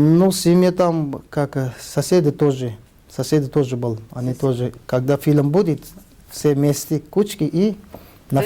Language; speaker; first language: Russian; non-native, learner; Tajik